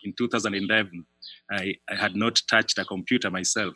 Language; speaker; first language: English; non-native, local second language; Luo (Kenya and Tanzania)